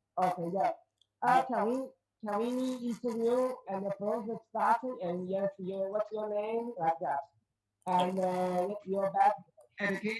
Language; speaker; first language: English; non-native, learner; Chinese